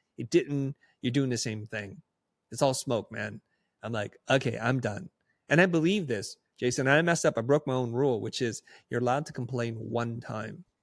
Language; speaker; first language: English; early bilingual, other home language; Vietnamese